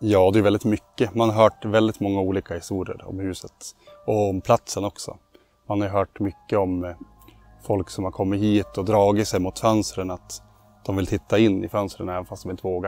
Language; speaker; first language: Swedish; native; Swedish